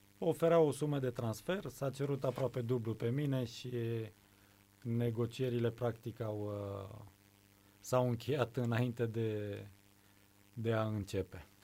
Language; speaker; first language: Romanian; native; Romanian